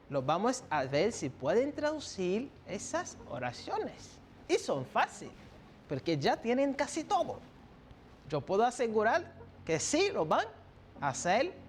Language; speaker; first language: Spanish; non-native, fluent; French